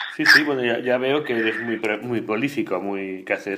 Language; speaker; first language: Spanish; native; Spanish